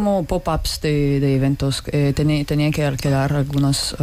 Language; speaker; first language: Spanish; non-native, learner; Russian